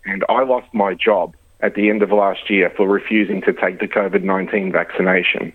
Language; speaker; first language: English; early bilingual, other home language; Greek